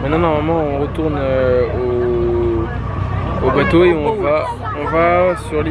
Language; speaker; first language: French; native; French